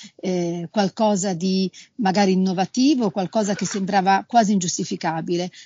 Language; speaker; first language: Italian; native; Italian